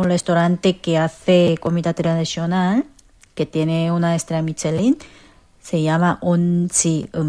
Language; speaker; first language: Spanish; non-native, fluent; Korean